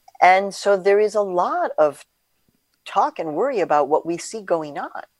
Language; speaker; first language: English; early bilingual, other home language; Spanish